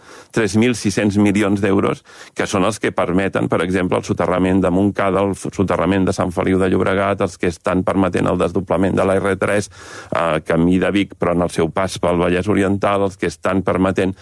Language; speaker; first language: Catalan; native; Catalan